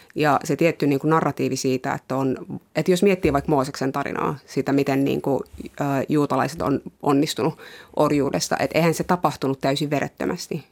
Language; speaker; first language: Finnish; early bilingual, other home language; Somali